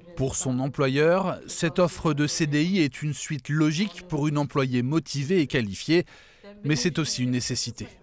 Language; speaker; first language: French; native; French